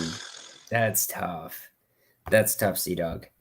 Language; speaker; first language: English; native; English